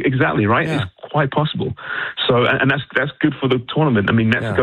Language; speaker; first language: English; native; English